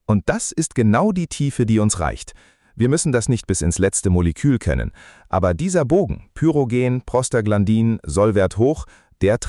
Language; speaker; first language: German; native; German